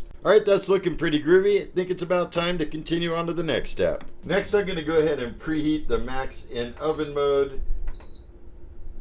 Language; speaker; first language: English; native; English